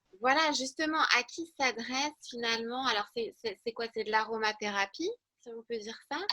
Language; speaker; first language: French; native; French